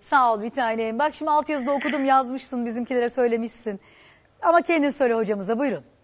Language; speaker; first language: Turkish; native; Turkish